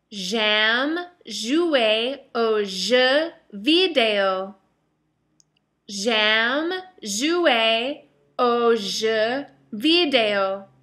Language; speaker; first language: French; non-native, fluent; English